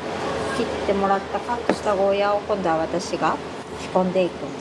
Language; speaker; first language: Japanese; native; Japanese